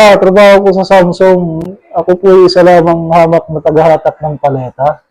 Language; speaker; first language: Filipino; native; Filipino